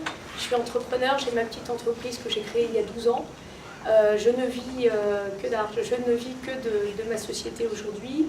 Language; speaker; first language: French; native; French